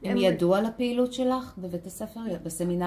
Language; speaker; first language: Hebrew; native; Hebrew